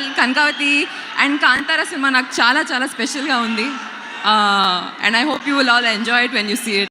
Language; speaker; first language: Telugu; non-native, learner; Kannada